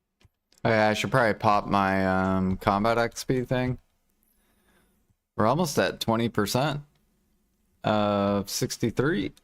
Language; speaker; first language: English; native; English